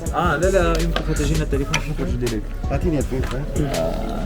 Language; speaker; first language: Arabic; native; Arabic